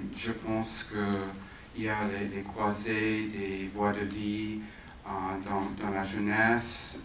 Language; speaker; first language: French; non-native, fluent; English